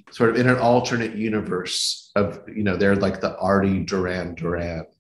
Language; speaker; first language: English; native; English